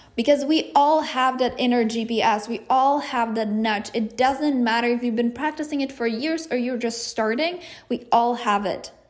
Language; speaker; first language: English; non-native, fluent; Czech